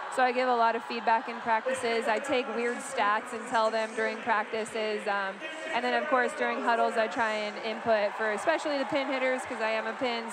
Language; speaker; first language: English; native; English